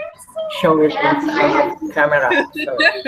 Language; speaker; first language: English; non-native, learner; Indonesian